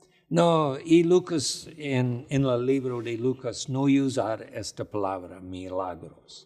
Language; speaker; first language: Spanish; non-native, fluent; English